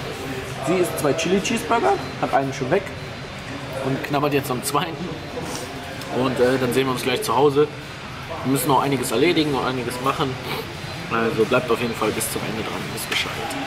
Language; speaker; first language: German; native; German